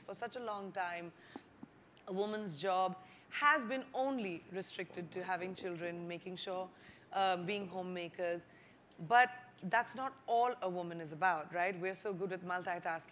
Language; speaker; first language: English; non-native, local second language; Hindi